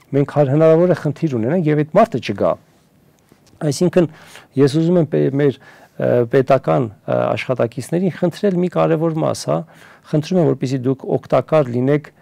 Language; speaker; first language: Armenian; early bilingual, heritage; Armenian